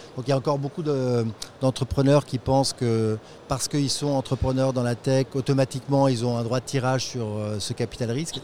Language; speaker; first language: French; native; French